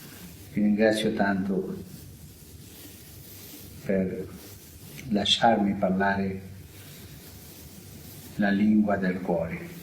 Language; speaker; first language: Italian; non-native, fluent; Spanish